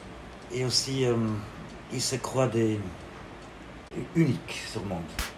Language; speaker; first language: French; non-native, local second language; German